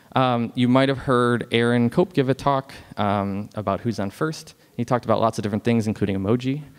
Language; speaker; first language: English; native; English